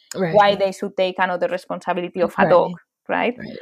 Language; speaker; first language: English; non-native, fluent; Spanish